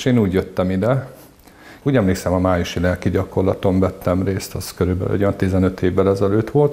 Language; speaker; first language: Hungarian; native; Hungarian